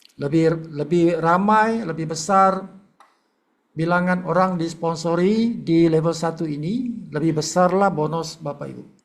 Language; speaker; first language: Malay; native; Malay